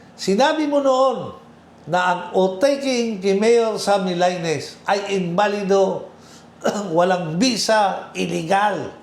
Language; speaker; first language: Filipino; non-native, local second language; Bikol